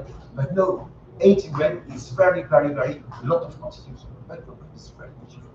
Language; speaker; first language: English; non-native, learner; French